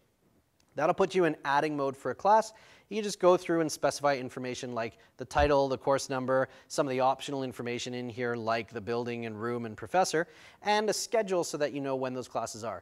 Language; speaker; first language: English; native; English